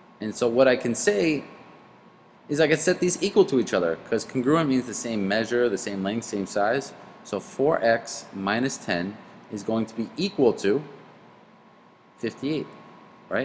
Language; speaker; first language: English; native; English